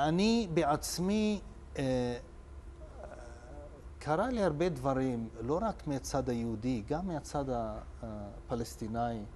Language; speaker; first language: Hebrew; non-native, local second language; Arabic